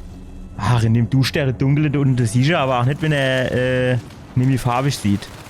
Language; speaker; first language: German; native; German